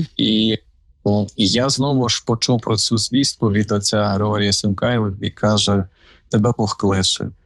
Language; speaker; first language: Ukrainian; native; Ukrainian